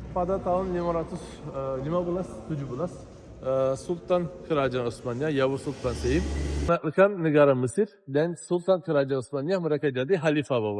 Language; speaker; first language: Indonesian; non-native, fluent; Turkish